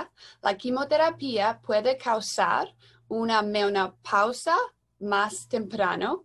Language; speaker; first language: Spanish; non-native, learner; English